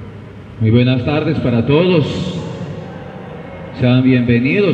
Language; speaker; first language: Spanish; native; Spanish